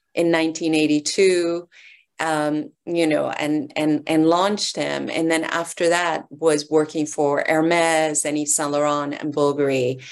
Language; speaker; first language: English; early bilingual, other home language; Persian